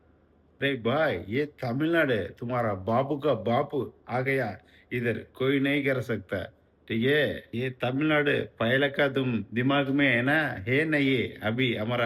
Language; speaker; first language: Hindi; non-native, local second language; Tamil